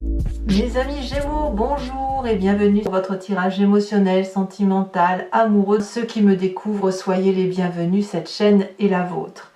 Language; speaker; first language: French; native; French